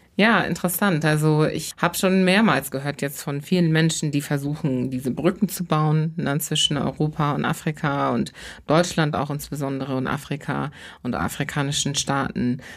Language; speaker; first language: German; early bilingual, other home language; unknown